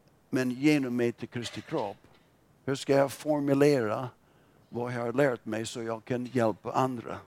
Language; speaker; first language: Swedish; non-native, fluent; English